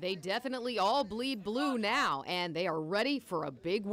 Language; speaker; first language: English; native; English